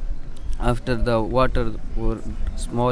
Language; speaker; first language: English; non-native, learner; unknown